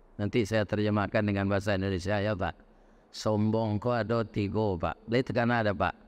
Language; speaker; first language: Indonesian; non-native, local second language; Minangkabau